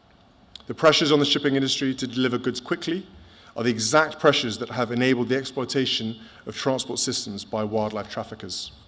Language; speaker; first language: English; native; English